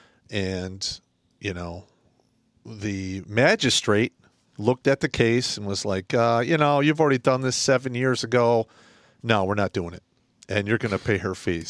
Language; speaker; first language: English; native; English